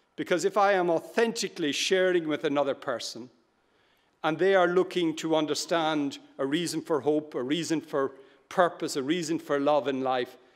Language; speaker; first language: English; native; English